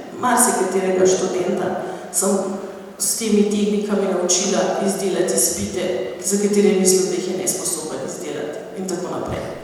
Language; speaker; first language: Slovenian; non-native, fluent; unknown